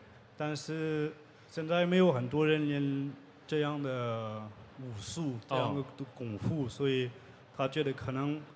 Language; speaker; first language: Chinese; non-native, learner; French